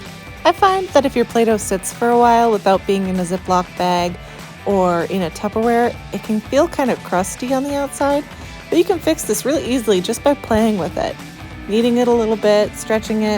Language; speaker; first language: English; native; English